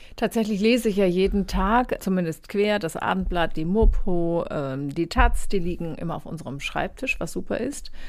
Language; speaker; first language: German; native; German